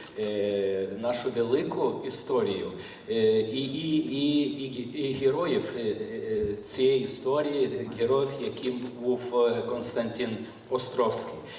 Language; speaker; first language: Ukrainian; non-native, learner; Lithuanian